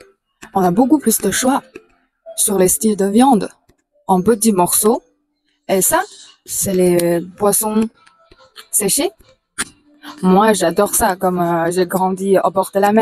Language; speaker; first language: French; non-native, fluent; Chinese